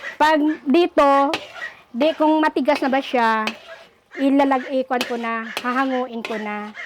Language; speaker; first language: Filipino; non-native, local second language; Aklanon